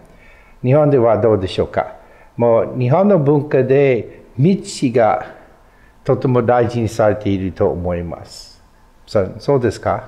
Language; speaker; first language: Japanese; non-native, fluent; English